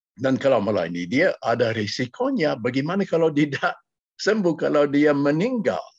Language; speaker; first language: Malay; non-native, fluent; English